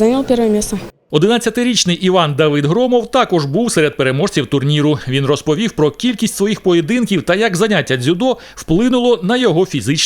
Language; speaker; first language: Ukrainian; native; Ukrainian